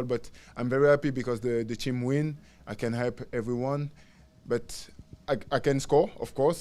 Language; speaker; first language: English; non-native, learner; French